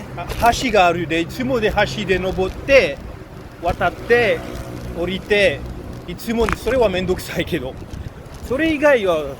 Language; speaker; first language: Japanese; non-native, learner; French